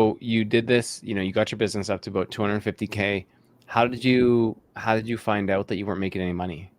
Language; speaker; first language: English; native; English